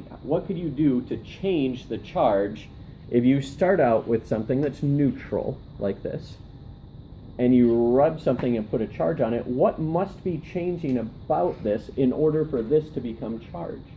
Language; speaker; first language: English; native; English